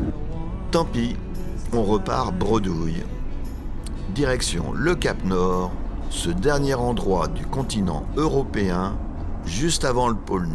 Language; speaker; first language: French; native; French